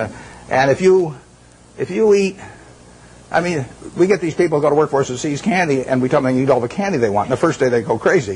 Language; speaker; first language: English; native; English